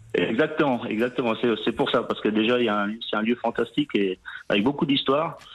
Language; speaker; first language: French; native; French